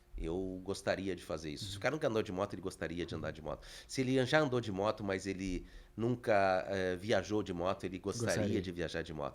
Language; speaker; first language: Portuguese; native; Portuguese